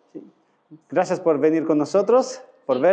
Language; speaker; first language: Spanish; native; Spanish